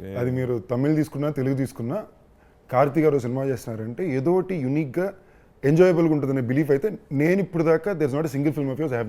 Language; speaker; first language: Telugu; native; Telugu